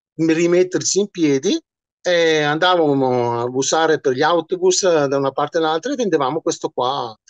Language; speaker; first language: Italian; native; Italian